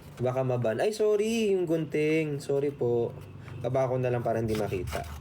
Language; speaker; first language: Filipino; native; Filipino